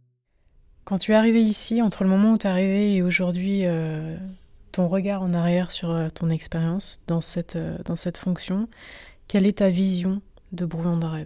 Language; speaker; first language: French; native; French